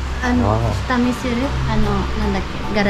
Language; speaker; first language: Japanese; non-native, learner; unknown